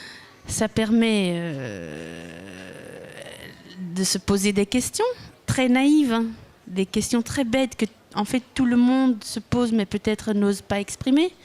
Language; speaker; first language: French; non-native, local second language; Dutch